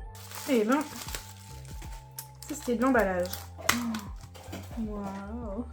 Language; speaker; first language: French; native; French